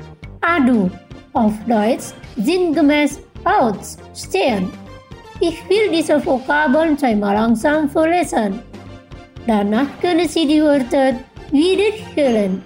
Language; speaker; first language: German; non-native, fluent; Indonesian